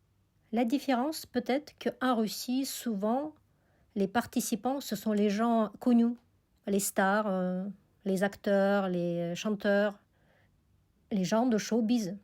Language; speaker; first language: French; non-native, fluent; Russian